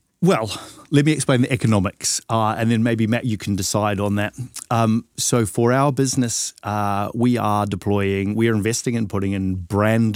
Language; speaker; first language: English; native; English